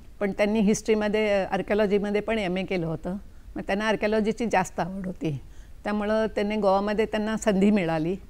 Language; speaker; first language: Marathi; non-native, local second language; Kannada